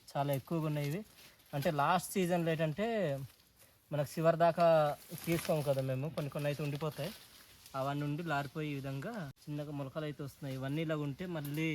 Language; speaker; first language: Telugu; non-native, local second language; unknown